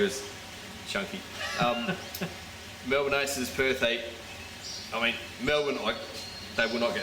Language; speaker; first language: English; native; English